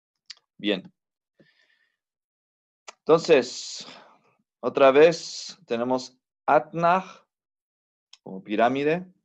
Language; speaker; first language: Spanish; non-native, fluent; English